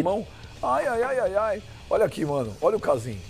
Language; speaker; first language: Portuguese; native; Portuguese